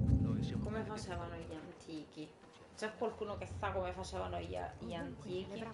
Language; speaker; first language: Italian; native; Italian